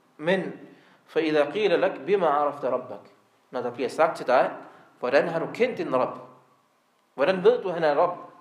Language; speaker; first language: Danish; early bilingual, other home language; Arabic